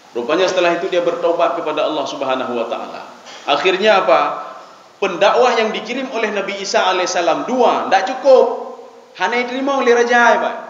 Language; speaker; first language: Malay; non-native, local second language; Achinese